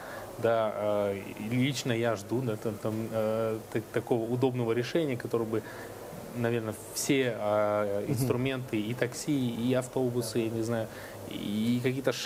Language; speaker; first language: Russian; native; Russian